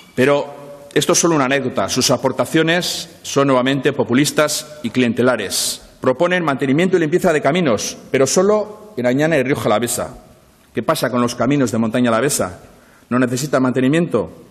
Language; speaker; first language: Spanish; native; Spanish